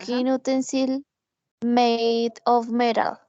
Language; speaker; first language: English; non-native, learner; Spanish